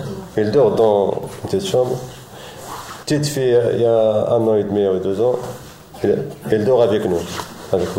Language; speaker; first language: French; non-native, learner; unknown